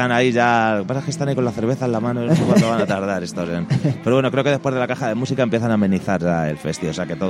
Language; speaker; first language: Spanish; native; Spanish